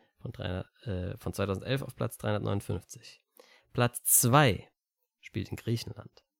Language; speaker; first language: German; native; German